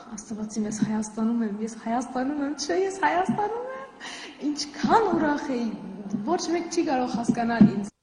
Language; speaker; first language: Armenian; non-native, learner; German